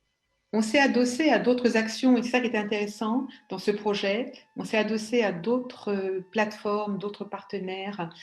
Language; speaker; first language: French; native; French